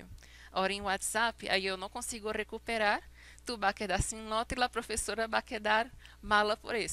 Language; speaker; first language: Spanish; non-native, fluent; Portuguese